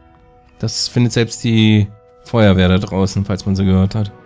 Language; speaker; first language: German; native; German